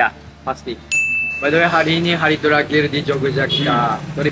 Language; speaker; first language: Indonesian; non-native, fluent; Japanese